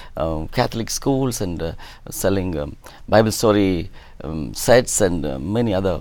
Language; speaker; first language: English; non-native, local second language; Telugu